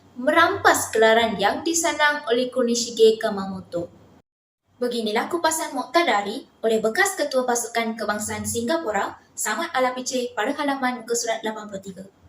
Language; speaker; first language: Malay; non-native, local second language; Tamil